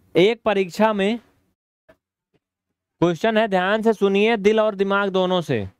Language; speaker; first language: Hindi; native; Hindi